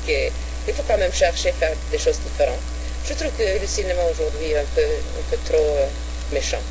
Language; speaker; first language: French; non-native, fluent; Swedish